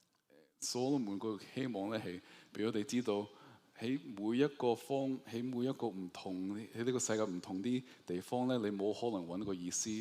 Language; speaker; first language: Cantonese; early bilingual, heritage; Cantonese